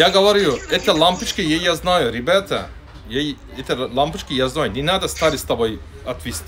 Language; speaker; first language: Russian; non-native, learner; Turkish